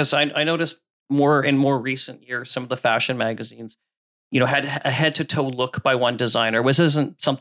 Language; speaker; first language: English; native; English